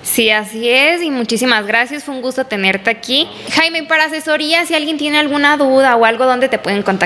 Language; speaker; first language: Spanish; native; Spanish